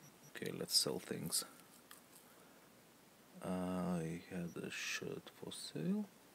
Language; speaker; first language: English; non-native, fluent; Lithuanian